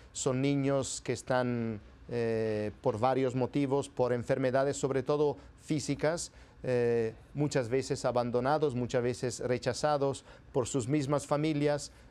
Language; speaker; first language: Spanish; non-native, fluent; Italian